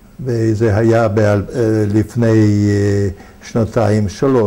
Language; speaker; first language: Hebrew; non-native, fluent; Yiddish